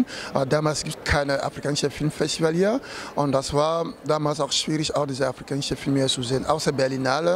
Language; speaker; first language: German; non-native, fluent; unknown